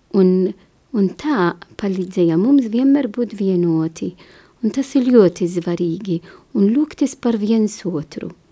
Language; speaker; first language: Latvian; non-native, fluent; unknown